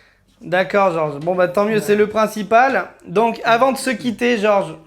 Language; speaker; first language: French; native; French